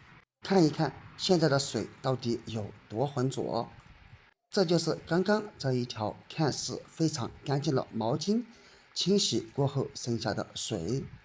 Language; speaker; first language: Chinese; native; Chinese